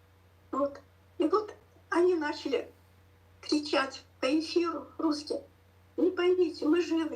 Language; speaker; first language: Russian; native; Russian